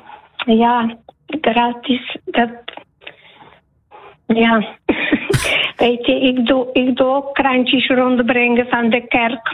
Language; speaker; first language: Dutch; non-native, learner; Polish